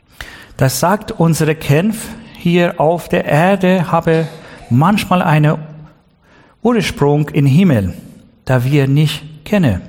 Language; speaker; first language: German; non-native, learner; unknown